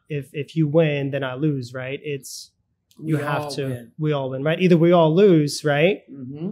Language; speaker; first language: English; early bilingual, other home language; Russian